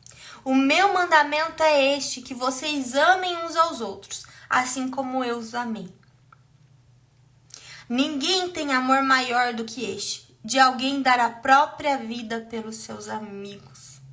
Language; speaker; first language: Portuguese; native; Portuguese